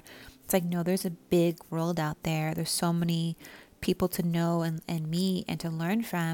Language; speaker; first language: English; native; English